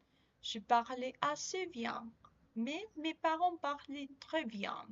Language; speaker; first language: French; non-native, learner; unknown